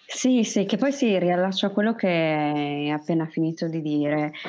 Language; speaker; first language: Italian; native; Italian